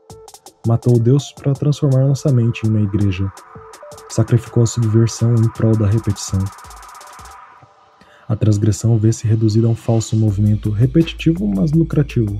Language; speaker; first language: Portuguese; native; Portuguese